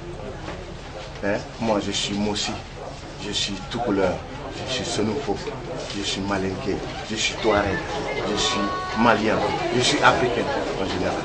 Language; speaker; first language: French; non-native, local second language; Bambara